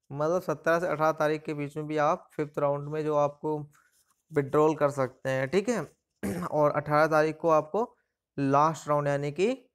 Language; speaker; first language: Hindi; native; Hindi